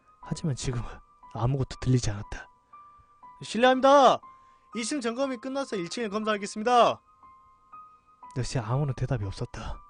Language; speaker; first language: Korean; native; Korean